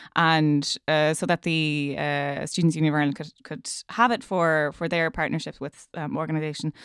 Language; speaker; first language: English; native; English